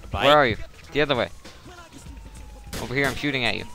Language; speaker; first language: English; native; English